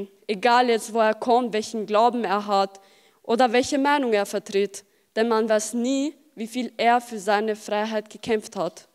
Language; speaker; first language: German; early bilingual, other home language; Albanian